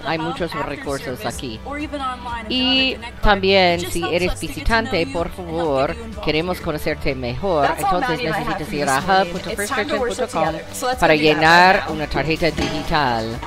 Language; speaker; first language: Spanish; non-native, learner; English